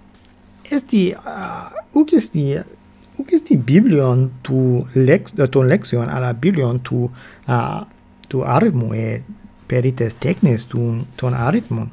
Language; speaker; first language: Greek; non-native, learner; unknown